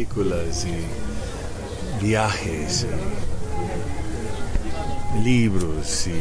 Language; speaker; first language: Spanish; non-native, learner; English